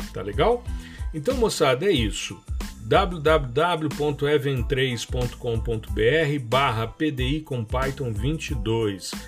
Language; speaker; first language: Portuguese; native; Portuguese